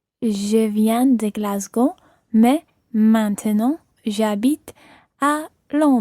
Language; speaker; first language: French; non-native, learner; English